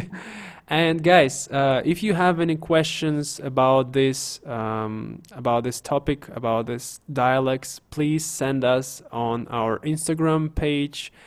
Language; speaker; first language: English; non-native, fluent; Russian